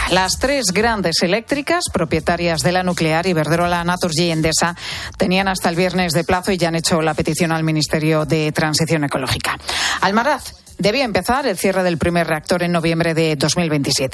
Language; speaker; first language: Spanish; native; Spanish